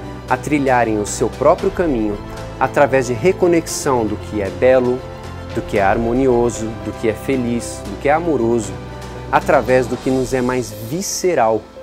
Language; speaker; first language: Portuguese; native; Portuguese